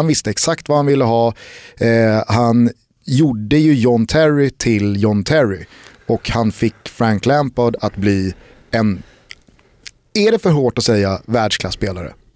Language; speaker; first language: Swedish; native; Swedish